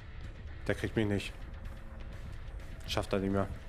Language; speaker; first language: German; native; German